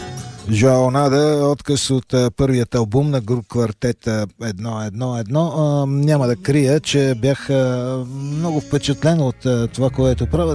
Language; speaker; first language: Bulgarian; native; Bulgarian